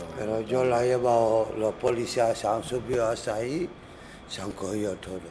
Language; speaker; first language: Spanish; non-native, learner; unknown